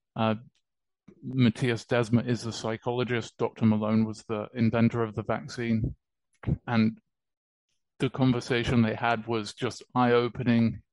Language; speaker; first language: English; native; English